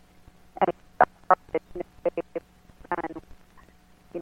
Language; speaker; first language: English; native; English